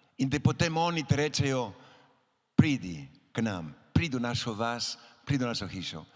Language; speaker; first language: Slovenian; early bilingual, heritage; Slovenian